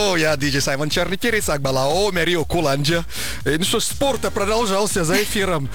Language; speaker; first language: Russian; non-native, fluent; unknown